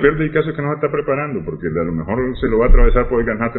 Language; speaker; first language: Spanish; native; Spanish